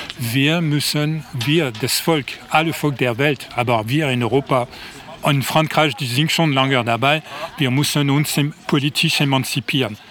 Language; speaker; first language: German; non-native, fluent; French